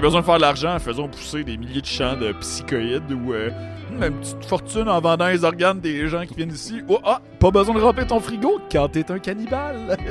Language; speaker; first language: French; native; French